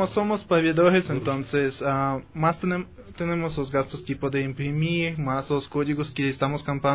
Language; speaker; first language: Spanish; non-native, fluent; Russian